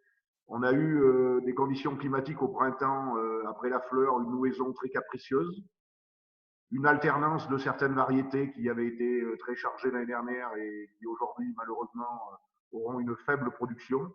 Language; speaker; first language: French; native; French